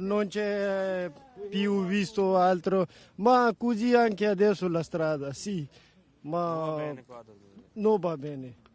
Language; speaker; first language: Italian; non-native, learner; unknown